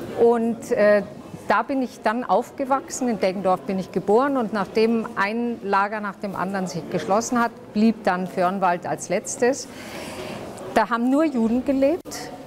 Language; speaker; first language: German; non-native, local second language; Yiddish